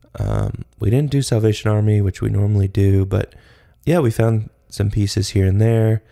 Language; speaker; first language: English; native; English